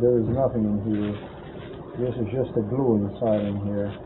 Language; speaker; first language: English; non-native, fluent; Slovenian